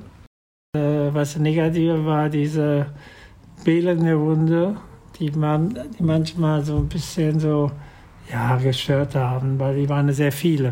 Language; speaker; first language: German; non-native, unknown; Italian